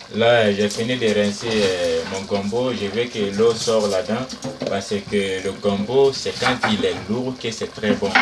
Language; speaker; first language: French; non-native, local second language; Susu